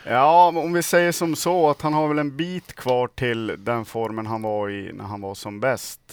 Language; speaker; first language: Swedish; native; Swedish